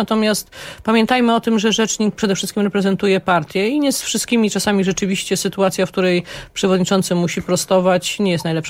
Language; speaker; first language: Polish; native; Polish